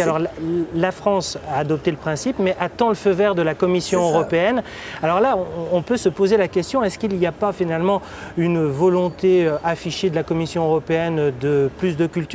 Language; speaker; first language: French; native; French